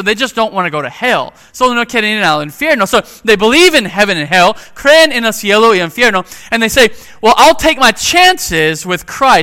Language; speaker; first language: English; native; English